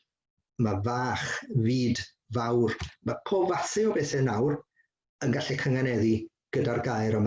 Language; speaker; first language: Welsh; native; Welsh